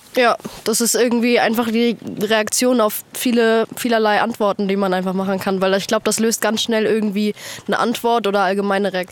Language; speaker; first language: German; native; German